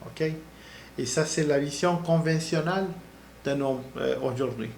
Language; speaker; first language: French; non-native, learner; Spanish